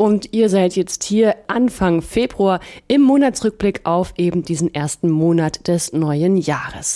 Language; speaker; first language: German; native; German